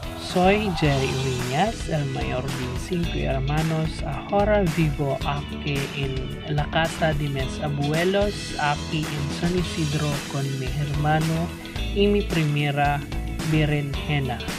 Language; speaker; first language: Spanish; non-native, learner; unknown